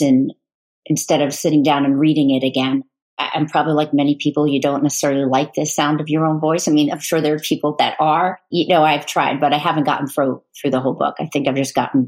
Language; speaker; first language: English; native; English